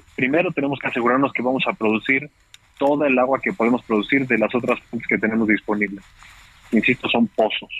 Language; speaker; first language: Spanish; native; Spanish